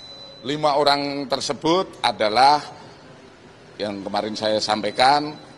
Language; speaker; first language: Indonesian; native; Indonesian